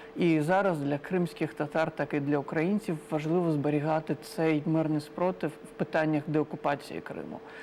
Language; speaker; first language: Ukrainian; non-native, local second language; Crimean Tatar